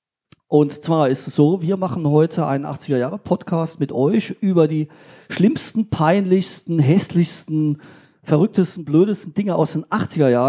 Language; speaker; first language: German; native; German